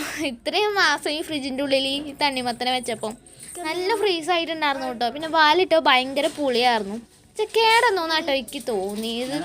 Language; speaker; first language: Malayalam; native; Malayalam